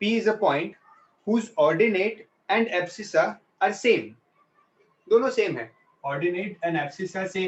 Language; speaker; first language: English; non-native, local second language; Hindi